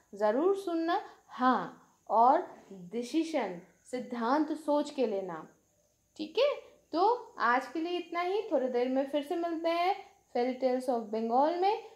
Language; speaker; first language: Hindi; non-native, local second language; Bangla